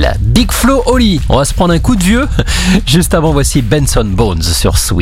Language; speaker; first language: French; native; French